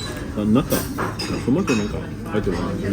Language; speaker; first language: Japanese; non-native, fluent; French